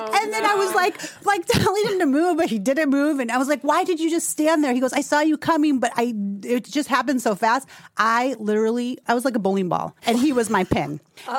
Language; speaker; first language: English; native; English